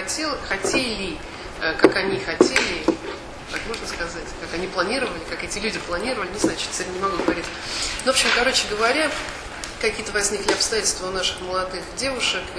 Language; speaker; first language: Russian; native; Russian